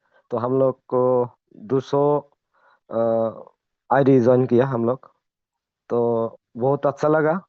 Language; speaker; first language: Hindi; non-native, local second language; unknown